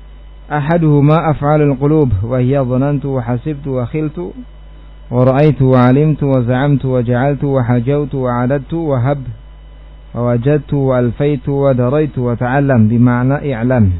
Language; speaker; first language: Arabic; non-native, fluent; Indonesian